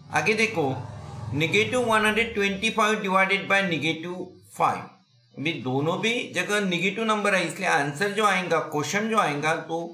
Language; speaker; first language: Hindi; non-native, local second language; Marathi